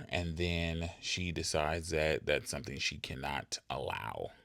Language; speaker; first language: English; native; English